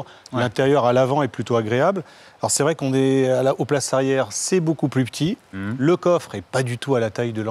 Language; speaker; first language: French; native; French